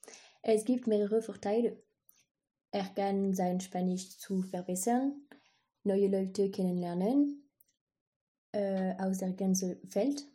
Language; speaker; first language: German; non-native, learner; French